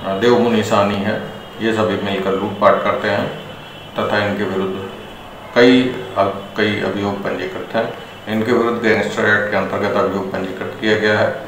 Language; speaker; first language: Hindi; native; Hindi